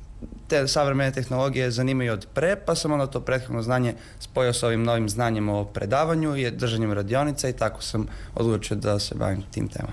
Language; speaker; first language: Serbian; native; Serbian